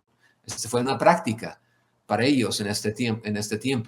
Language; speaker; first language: Spanish; non-native, fluent; English